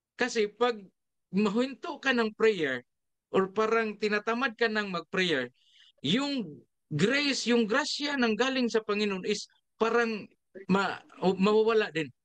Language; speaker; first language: Filipino; non-native, local second language; Cebuano